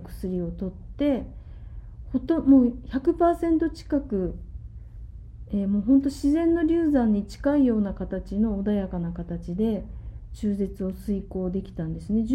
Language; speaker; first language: Japanese; native; Japanese